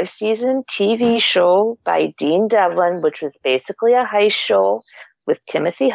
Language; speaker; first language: English; native; English